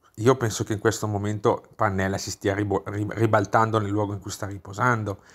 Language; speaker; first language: Italian; native; Italian